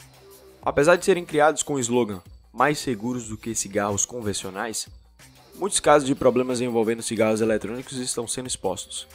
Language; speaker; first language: Portuguese; native; Portuguese